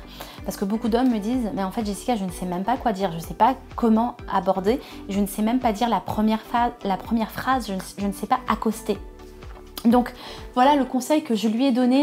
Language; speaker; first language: French; native; French